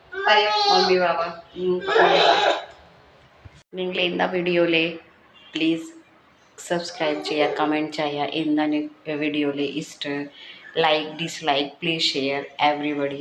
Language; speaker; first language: Malayalam; non-native, learner; Hindi